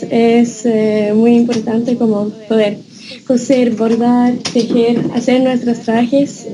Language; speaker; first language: Spanish; non-native, fluent; Norwegian